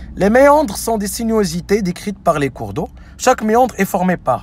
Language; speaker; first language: French; non-native, local second language; Arabic